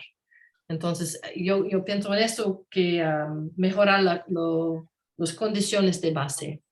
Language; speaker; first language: Spanish; non-native, learner; English